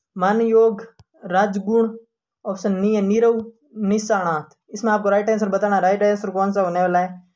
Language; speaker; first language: Hindi; native; Hindi